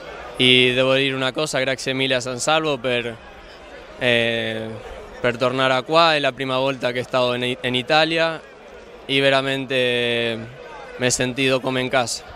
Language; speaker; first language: Italian; non-native, learner; Spanish